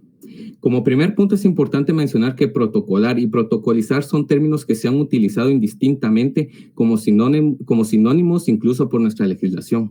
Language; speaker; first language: Spanish; native; Spanish